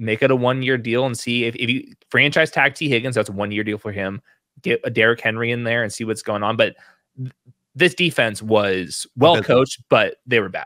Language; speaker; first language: English; native; English